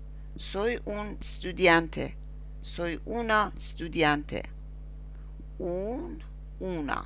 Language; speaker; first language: Spanish; non-native, fluent; Persian